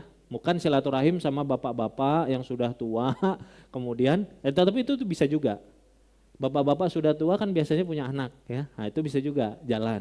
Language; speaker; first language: Indonesian; non-native, local second language; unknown